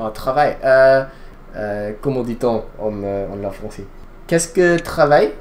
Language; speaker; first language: French; non-native, learner; English